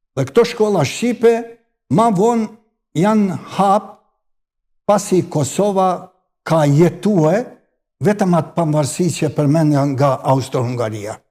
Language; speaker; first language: Albanian; native; Albanian